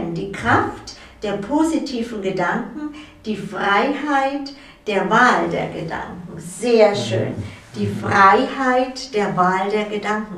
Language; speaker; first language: German; native; German